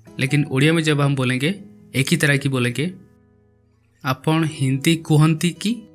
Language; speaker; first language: Hindi; non-native, local second language; Odia